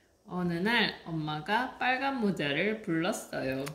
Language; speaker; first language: Korean; native; Korean